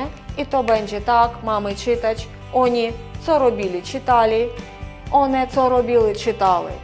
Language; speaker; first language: Polish; non-native, fluent; Russian